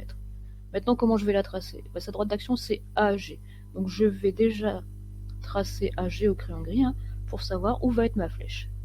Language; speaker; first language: French; native; French